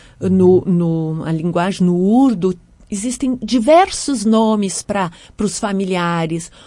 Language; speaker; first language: Portuguese; native; Portuguese